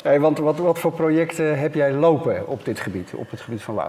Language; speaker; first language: Dutch; native; Dutch